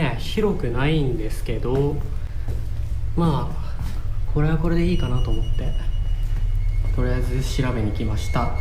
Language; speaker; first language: Japanese; native; Japanese